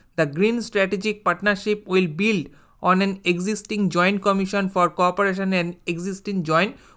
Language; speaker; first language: English; non-native, local second language; Bangla